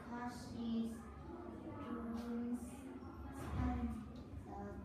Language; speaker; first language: English; non-native, learner; Vietnamese